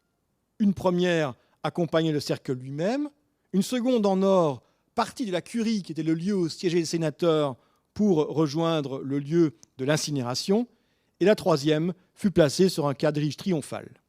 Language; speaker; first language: French; native; French